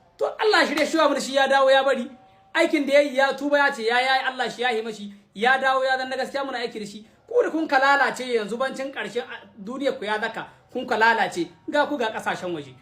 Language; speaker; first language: Hausa; native; Hausa